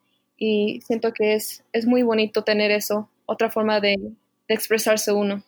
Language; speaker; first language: Spanish; early bilingual, heritage; Spanish